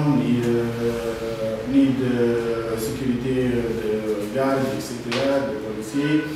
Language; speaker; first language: French; non-native, local second language; Arabic